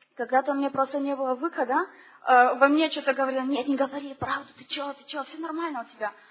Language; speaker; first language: Russian; non-native, learner; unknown